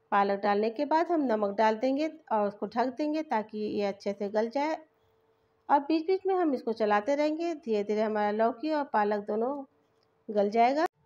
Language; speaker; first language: Hindi; native; Hindi